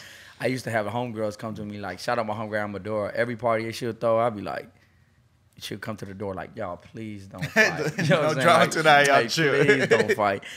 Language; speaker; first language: English; native; English